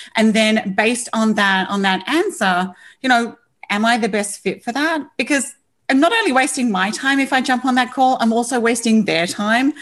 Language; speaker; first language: English; native; English